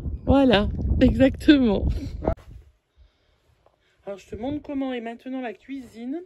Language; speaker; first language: French; native; French